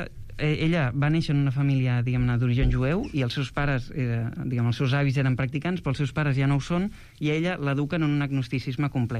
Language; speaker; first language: Catalan; native; Catalan